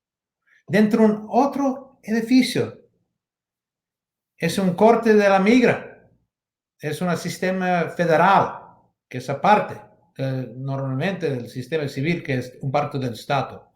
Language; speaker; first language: Spanish; non-native, learner; English